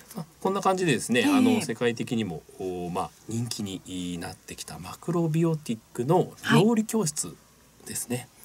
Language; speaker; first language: Japanese; native; Japanese